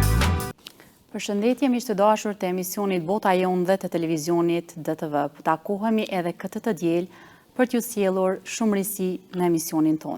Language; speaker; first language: Albanian; native; Albanian